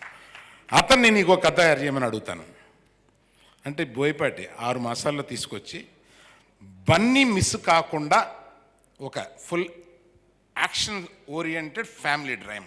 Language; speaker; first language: Telugu; native; Telugu